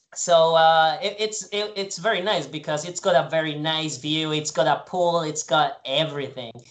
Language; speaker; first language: English; non-native, fluent; Spanish